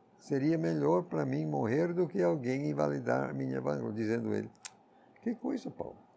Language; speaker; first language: Portuguese; non-native, fluent; English